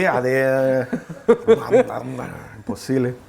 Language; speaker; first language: Spanish; non-native, learner; English